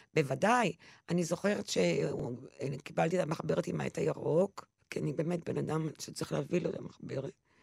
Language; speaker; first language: Hebrew; non-native, local second language; French